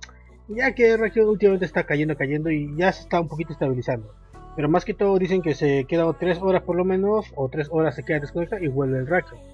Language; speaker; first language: Spanish; native; Spanish